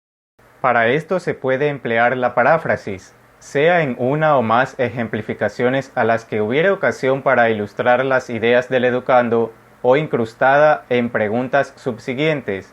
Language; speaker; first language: Spanish; native; Spanish